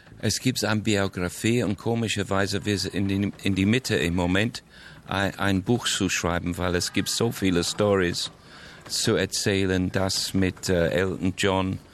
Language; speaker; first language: German; non-native, fluent; English